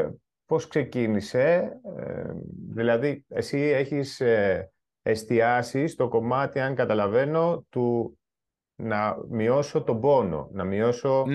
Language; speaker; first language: Greek; native; Greek